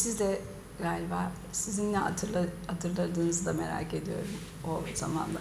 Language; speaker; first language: Turkish; native; Turkish